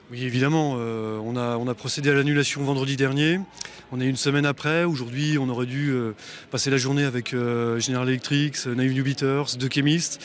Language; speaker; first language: French; native; French